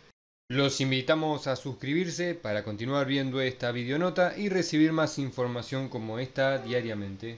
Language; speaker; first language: Spanish; native; Spanish